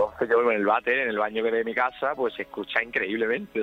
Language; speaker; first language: Spanish; native; Spanish